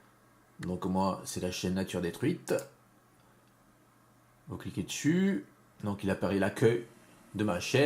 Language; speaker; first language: French; native; French